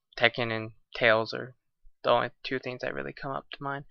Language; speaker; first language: English; native; English